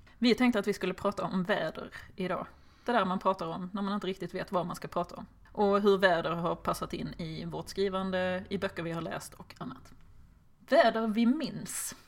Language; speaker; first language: Swedish; native; Swedish